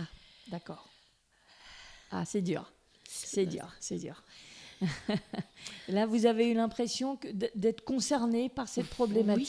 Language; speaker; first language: French; native; French